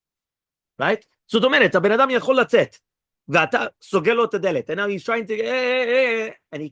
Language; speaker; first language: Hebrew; non-native, fluent; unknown